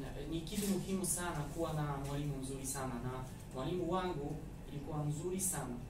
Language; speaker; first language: Swahili; non-native, fluent; Polish